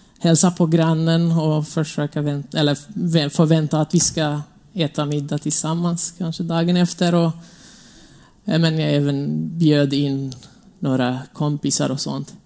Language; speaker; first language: Swedish; non-native, fluent; Kurdish